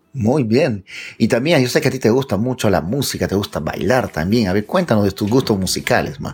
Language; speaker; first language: Spanish; native; Spanish